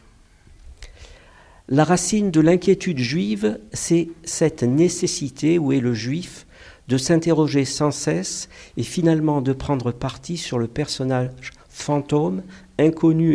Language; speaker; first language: French; native; French